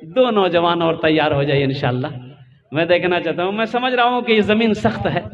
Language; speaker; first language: Hindi; non-native, local second language; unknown